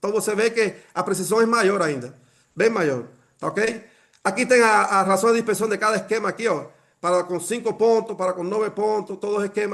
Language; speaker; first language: Portuguese; non-native, fluent; Spanish